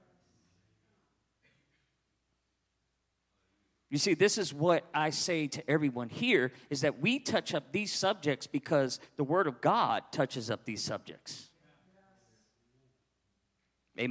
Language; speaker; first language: English; native; English